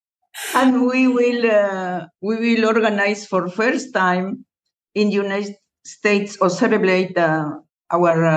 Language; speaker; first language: English; non-native, learner; Spanish